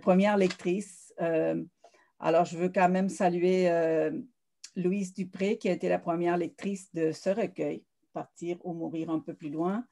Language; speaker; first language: French; early bilingual, other home language; Spanish